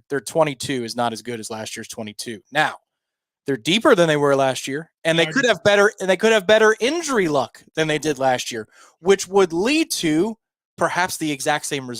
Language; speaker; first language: English; native; English